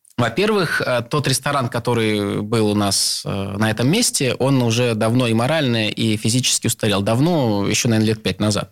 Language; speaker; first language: Russian; native; Russian